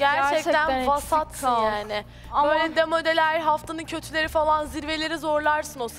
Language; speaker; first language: Turkish; native; Turkish